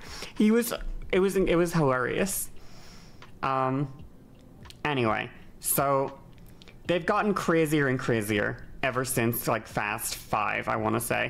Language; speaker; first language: English; native; English